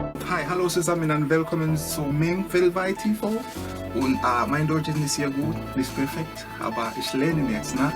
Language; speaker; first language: German; non-native, learner; English